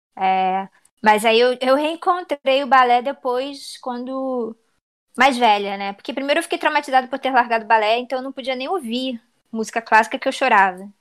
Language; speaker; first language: Portuguese; native; Portuguese